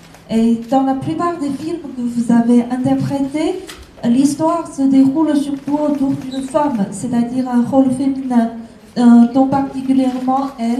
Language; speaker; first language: French; non-native, fluent; Chinese